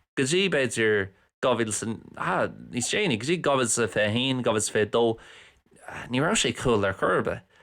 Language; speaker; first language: Irish; non-native, local second language; English